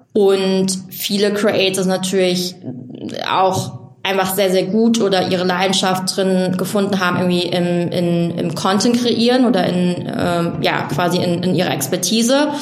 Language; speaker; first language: German; early bilingual, other home language; Vietnamese